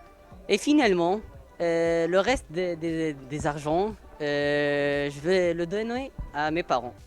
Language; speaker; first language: French; non-native, learner; Arabic